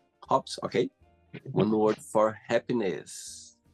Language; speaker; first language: English; non-native, fluent; Portuguese